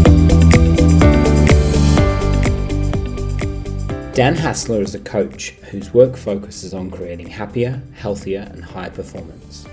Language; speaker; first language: English; native; English